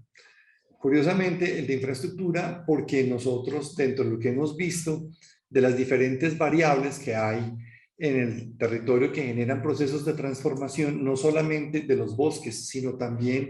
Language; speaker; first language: Spanish; native; Spanish